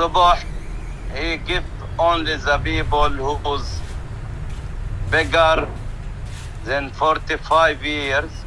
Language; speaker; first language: English; non-native, learner; Arabic